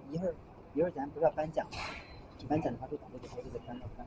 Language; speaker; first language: Chinese; native; Chinese